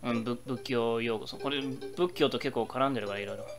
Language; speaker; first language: Japanese; non-native, learner; English